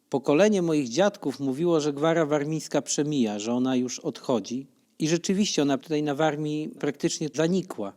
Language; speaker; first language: Polish; native; Polish